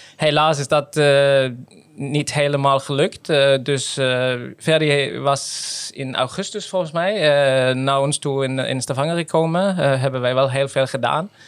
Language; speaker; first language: Dutch; non-native, fluent; Norwegian